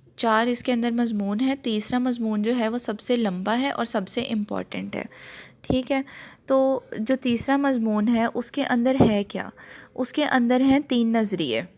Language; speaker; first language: Urdu; non-native, local second language; Punjabi